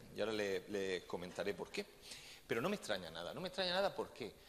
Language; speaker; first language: Spanish; native; Spanish